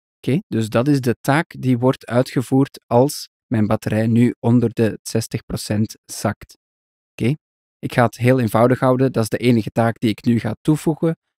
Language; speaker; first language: Dutch; native; Dutch